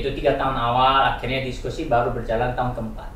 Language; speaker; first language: Indonesian; native; Indonesian